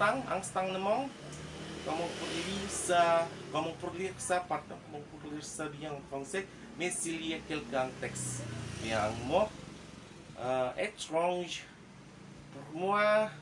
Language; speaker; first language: French; non-native, learner; Indonesian